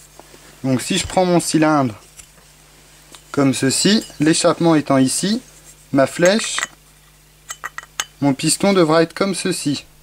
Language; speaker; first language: French; native; French